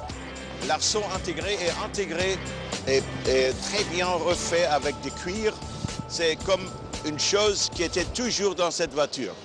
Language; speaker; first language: French; non-native, fluent; German